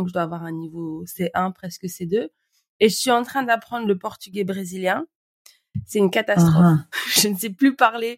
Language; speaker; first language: French; native; French